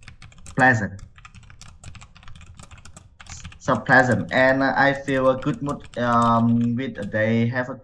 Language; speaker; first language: English; non-native, learner; Vietnamese